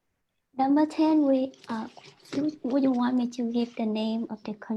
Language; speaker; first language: English; non-native, learner; Vietnamese